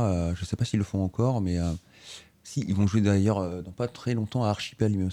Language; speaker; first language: French; native; French